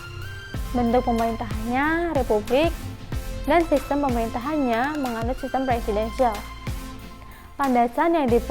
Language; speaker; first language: Indonesian; native; Indonesian